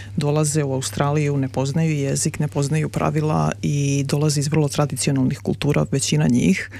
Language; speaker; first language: Serbian; native; Serbian